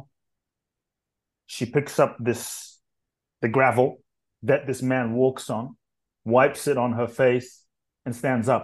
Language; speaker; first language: English; native; English